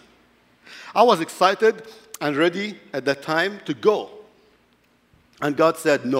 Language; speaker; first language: English; non-native, fluent; Arabic